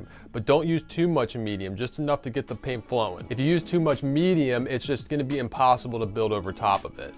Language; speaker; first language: English; native; English